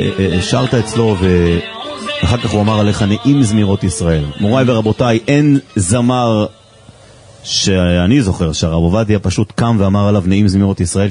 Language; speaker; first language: Hebrew; native; Hebrew